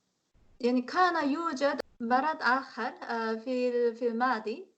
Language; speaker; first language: Arabic; non-native, learner; Korean